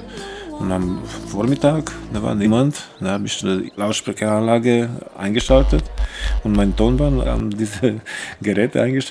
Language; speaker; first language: German; non-native, fluent; Romanian